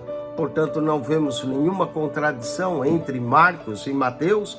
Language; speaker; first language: Portuguese; native; Portuguese